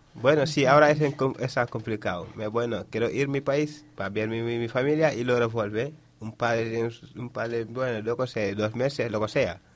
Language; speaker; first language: Spanish; non-native, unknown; Wolof